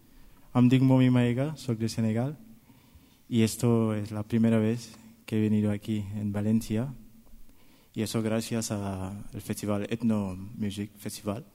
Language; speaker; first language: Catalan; non-native, learner; Mandingo